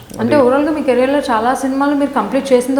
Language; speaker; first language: Telugu; native; Telugu